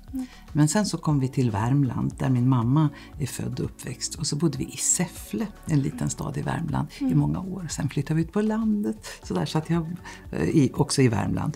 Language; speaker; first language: Swedish; native; Swedish